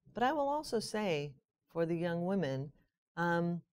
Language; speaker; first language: English; native; English